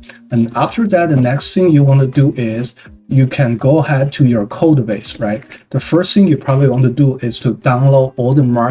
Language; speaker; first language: English; non-native, fluent; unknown